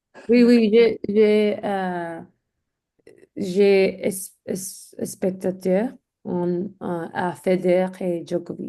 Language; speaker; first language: French; non-native, learner; English